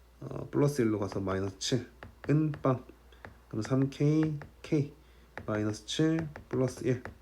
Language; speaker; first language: Korean; native; Korean